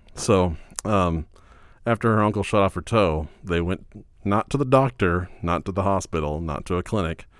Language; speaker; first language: English; native; English